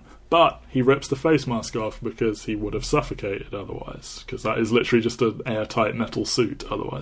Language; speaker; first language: English; native; English